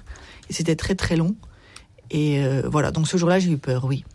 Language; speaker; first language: French; native; French